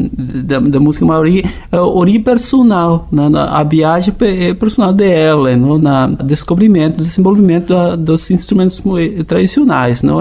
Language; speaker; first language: Portuguese; non-native, fluent; Spanish